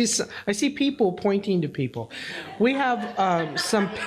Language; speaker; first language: English; native; English